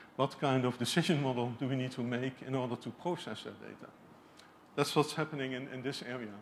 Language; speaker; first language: English; non-native, fluent; Dutch